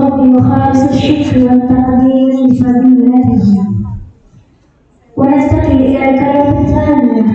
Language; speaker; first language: Arabic; non-native, learner; Indonesian